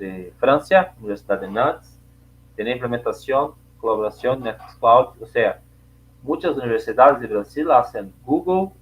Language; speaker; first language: Spanish; non-native, learner; Portuguese